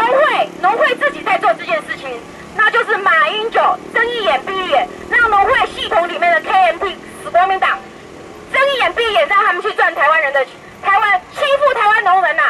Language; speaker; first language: Chinese; non-native, local second language; Min Nan Chinese